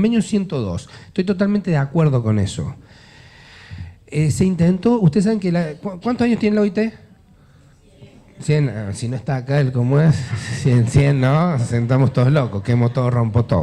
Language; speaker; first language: Spanish; native; Spanish